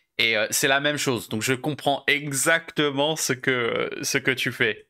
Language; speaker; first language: French; native; French